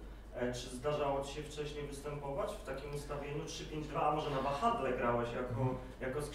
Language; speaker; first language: Polish; native; Polish